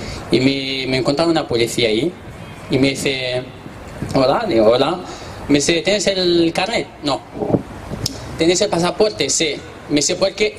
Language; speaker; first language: Spanish; non-native, learner; Arabic